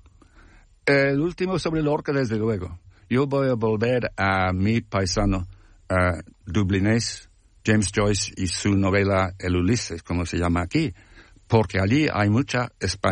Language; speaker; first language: Spanish; non-native, fluent; English